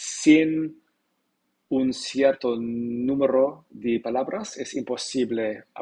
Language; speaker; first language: Spanish; non-native, learner; English